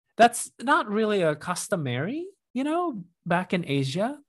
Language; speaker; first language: English; non-native, fluent; Indonesian